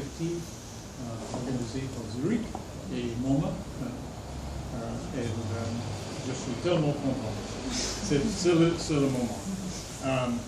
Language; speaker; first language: French; non-native, fluent; English